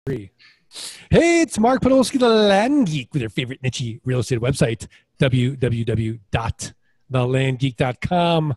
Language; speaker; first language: English; native; English